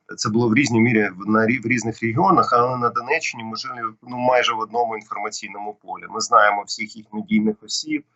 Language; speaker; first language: Ukrainian; non-native, local second language; Russian